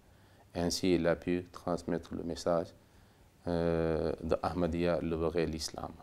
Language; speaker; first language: French; non-native, fluent; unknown